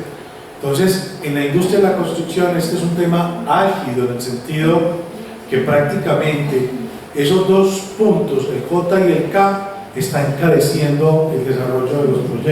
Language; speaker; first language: Spanish; native; Spanish